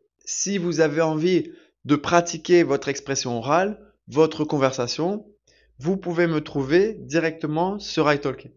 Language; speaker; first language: French; native; French